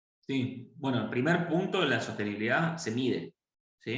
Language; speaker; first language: Spanish; native; Spanish